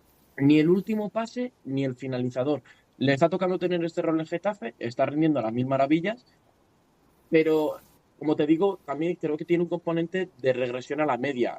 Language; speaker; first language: Spanish; native; Spanish